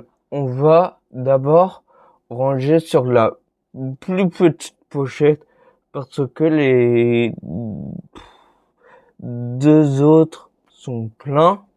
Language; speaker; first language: French; native; French